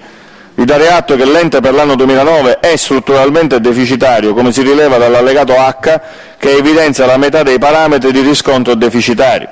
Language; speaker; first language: Italian; native; Italian